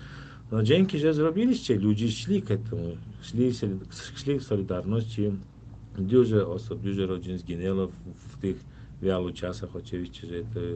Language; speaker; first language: Polish; non-native, fluent; Turkmen